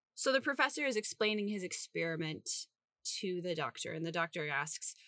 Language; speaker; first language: English; native; English